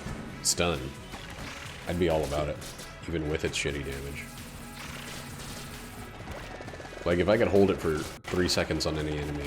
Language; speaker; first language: English; native; English